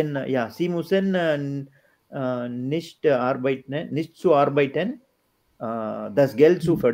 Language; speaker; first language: German; non-native, learner; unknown